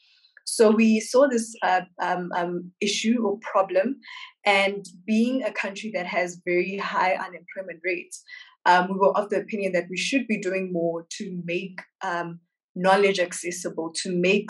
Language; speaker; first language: English; non-native, local second language; Southern Sotho